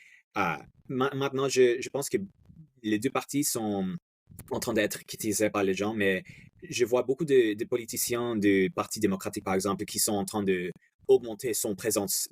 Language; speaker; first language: French; non-native, fluent; English